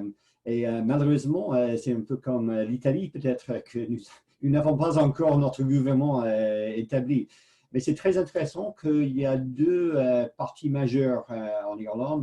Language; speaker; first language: French; non-native, fluent; English